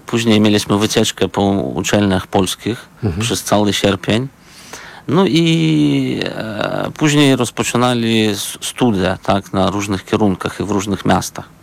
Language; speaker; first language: Polish; non-native, fluent; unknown